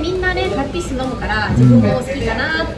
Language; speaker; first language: Japanese; non-native, fluent; Italian